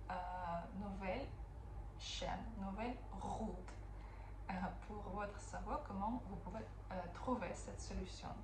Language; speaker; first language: French; non-native, fluent; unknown